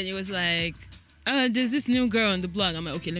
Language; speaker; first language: English; non-native, local second language; Yoruba